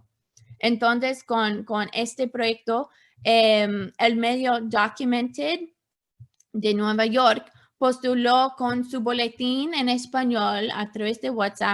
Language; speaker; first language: Spanish; non-native, fluent; English